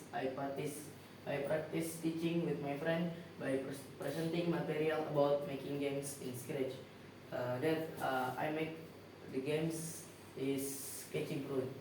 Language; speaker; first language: English; non-native, learner; Indonesian